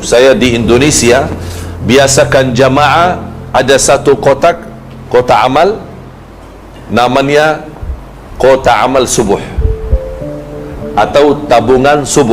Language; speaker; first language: Indonesian; non-native, fluent; Arabic